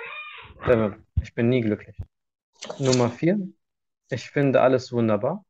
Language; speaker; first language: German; non-native, fluent; Arabic